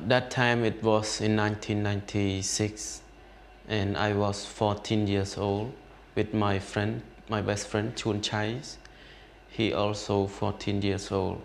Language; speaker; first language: English; non-native, learner; Khmer